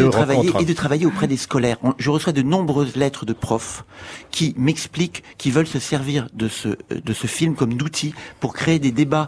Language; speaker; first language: French; native; French